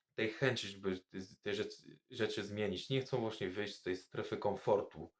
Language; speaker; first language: Polish; non-native, fluent; French